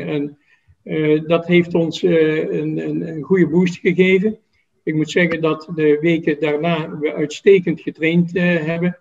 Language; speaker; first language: Dutch; native; Dutch